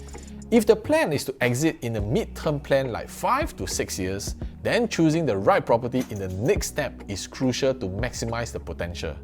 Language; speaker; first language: English; native; English